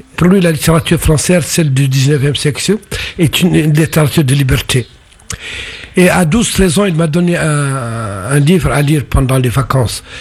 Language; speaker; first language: French; non-native, local second language; Arabic